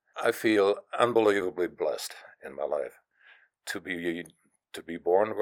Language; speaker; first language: English; non-native, fluent; German